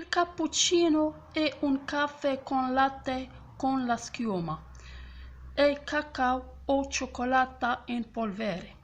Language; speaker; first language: Italian; non-native, fluent; French